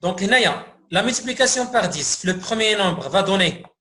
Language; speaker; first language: French; non-native, local second language; Arabic